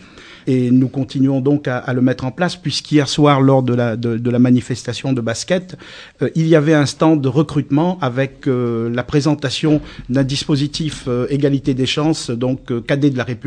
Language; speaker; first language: French; native; French